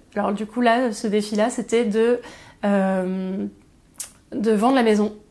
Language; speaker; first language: French; native; French